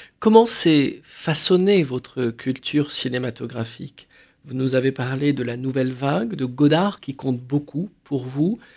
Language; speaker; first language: French; native; French